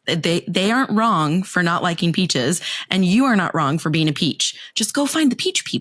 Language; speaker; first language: English; native; English